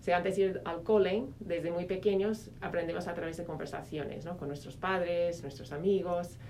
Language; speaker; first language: Spanish; non-native, fluent; English